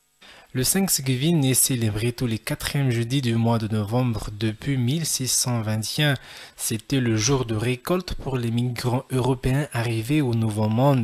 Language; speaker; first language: French; non-native, local second language; Malagasy